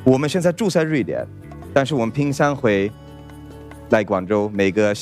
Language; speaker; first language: Chinese; non-native, fluent; Swedish